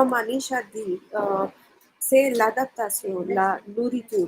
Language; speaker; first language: French; non-native, fluent; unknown